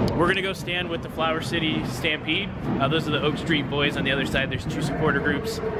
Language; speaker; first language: English; native; English